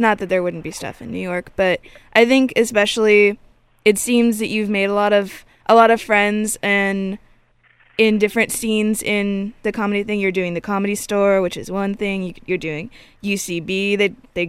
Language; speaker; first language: English; native; English